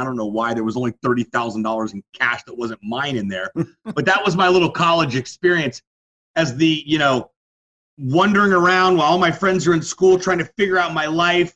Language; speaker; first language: English; native; English